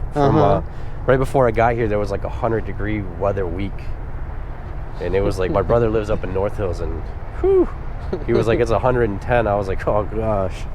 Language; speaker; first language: English; native; English